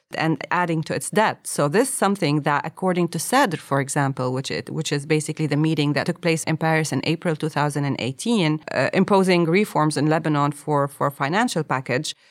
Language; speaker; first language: English; non-native, fluent; Arabic